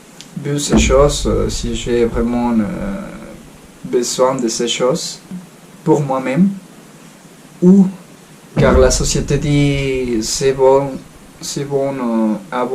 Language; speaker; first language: French; non-native, fluent; Spanish